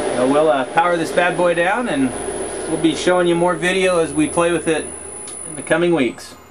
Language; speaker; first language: English; native; English